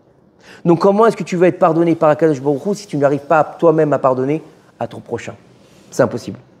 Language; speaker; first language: French; native; French